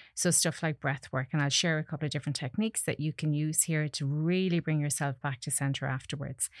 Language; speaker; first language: English; native; English